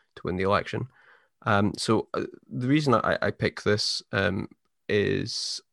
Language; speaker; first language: English; native; English